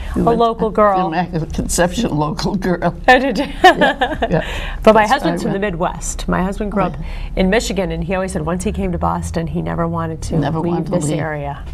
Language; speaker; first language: English; native; English